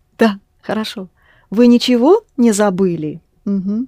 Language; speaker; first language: Russian; non-native, fluent; English